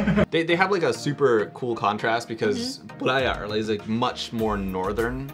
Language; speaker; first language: English; early bilingual, other home language; Spanish